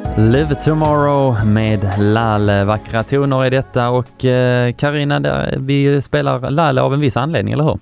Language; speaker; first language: Swedish; native; Swedish